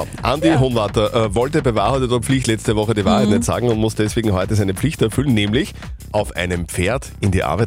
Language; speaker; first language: German; native; German